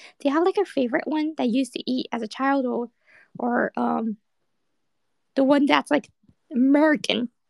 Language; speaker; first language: English; early bilingual, other home language; Japanese